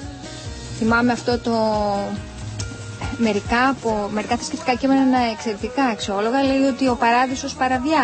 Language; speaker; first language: Greek; native; Greek